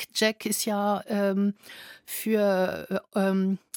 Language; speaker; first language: German; non-native, fluent; French